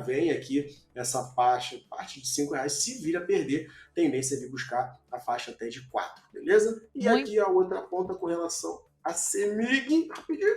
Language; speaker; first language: Portuguese; native; Portuguese